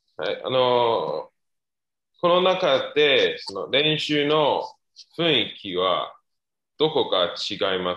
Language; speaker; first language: Japanese; non-native, learner; Chinese